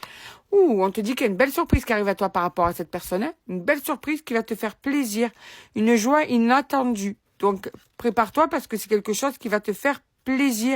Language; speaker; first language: French; native; French